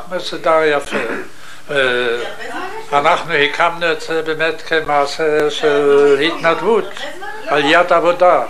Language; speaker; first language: Hebrew; non-native, fluent; German